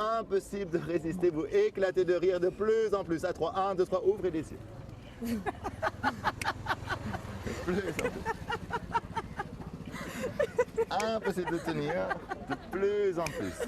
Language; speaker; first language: French; native; French